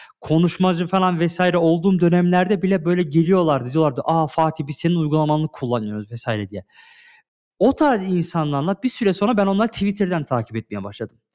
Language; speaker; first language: Turkish; early bilingual, heritage; Turkish